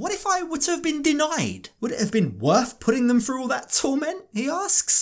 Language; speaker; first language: English; native; English